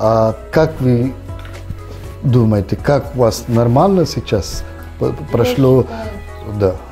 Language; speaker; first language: Russian; non-native, learner; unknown